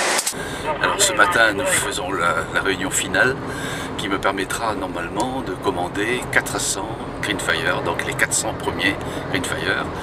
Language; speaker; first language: French; native; French